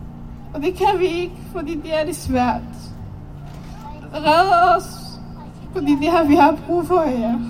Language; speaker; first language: Danish; non-native, learner; Somali